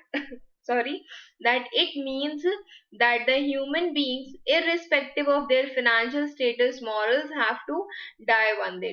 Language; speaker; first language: English; non-native, local second language; Hindi